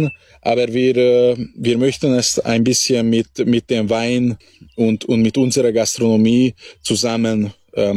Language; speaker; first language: German; non-native, local second language; Hungarian